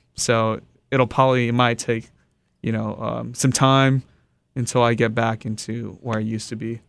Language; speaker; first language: English; early bilingual, other home language; Japanese